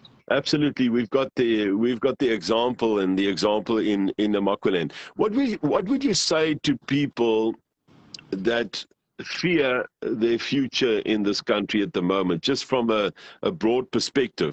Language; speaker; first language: English; non-native, local second language; Afrikaans